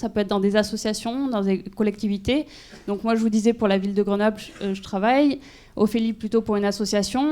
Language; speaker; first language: French; native; French